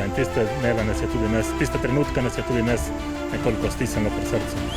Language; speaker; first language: Slovenian; native; Slovenian